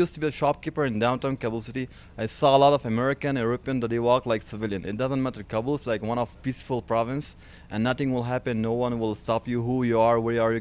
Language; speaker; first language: English; non-native, learner; Persian